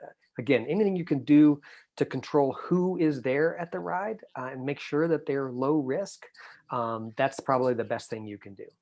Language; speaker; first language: English; native; English